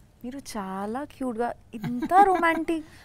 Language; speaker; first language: Telugu; non-native, learner; Bangla